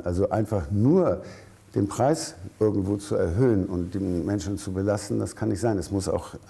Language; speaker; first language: German; native; German